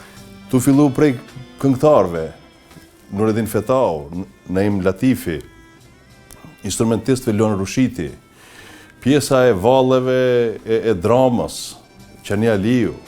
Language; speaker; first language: Albanian; native; Albanian